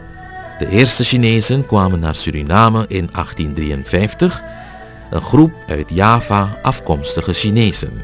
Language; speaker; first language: Dutch; native; Dutch